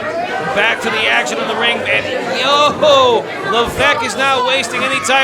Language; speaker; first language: English; native; English